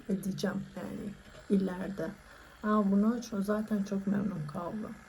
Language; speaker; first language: Turkish; non-native, learner; Persian